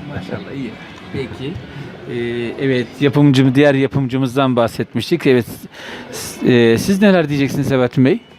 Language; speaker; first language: Turkish; native; Turkish